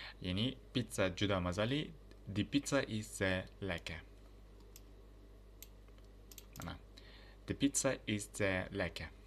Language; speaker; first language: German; non-native, fluent; Uzbek